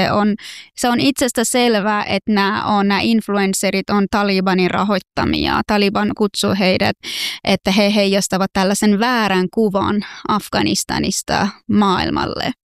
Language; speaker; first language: Finnish; non-native, fluent; Persian